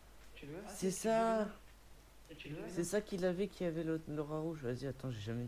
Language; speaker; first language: French; native; French